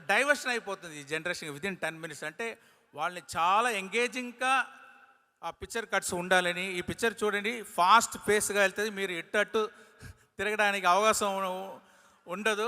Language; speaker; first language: Telugu; non-native, learner; Tamil